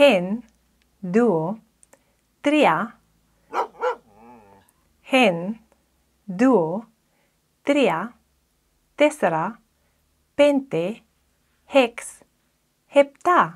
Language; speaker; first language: Greek; non-native, learner; English